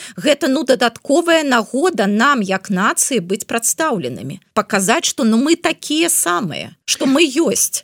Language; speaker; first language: Belarusian; non-native, local second language; Russian